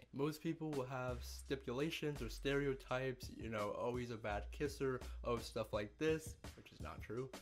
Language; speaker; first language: English; native; English